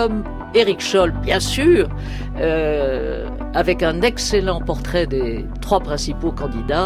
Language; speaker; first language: French; native; French